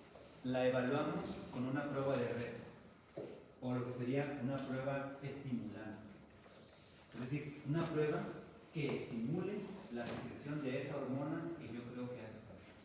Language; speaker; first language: Spanish; native; Spanish